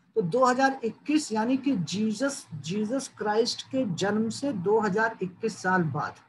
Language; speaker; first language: Hindi; native; Hindi